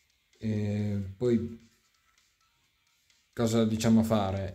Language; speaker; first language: Italian; native; Italian